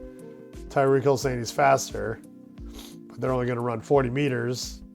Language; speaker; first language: English; native; English